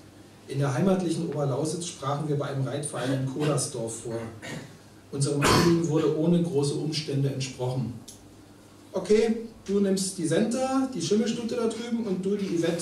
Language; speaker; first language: German; native; German